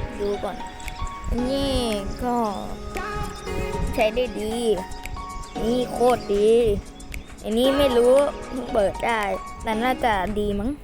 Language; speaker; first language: Thai; native; Thai